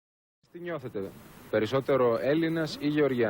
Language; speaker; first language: Greek; native; Greek